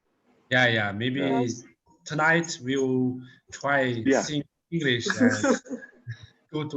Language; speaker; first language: English; non-native, learner; Chinese